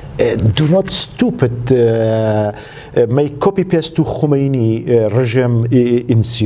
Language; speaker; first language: English; non-native, learner; Central Kurdish